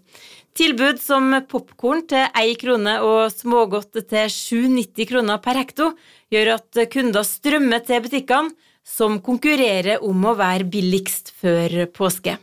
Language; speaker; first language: Norwegian; native; Norwegian